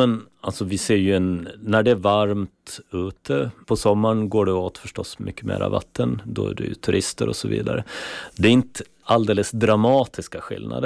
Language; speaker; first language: Swedish; native; Swedish